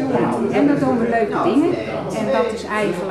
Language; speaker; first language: Dutch; native; Dutch